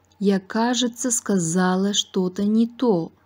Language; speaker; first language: Russian; non-native, fluent; Uzbek